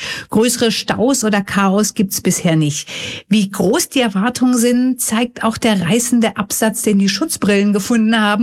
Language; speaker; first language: German; native; German